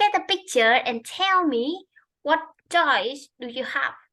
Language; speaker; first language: English; non-native, fluent; Vietnamese